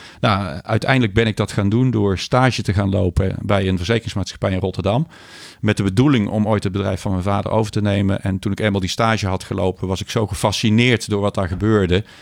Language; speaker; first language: Dutch; native; Dutch